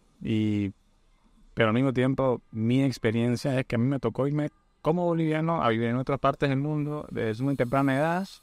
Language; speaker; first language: Spanish; native; Spanish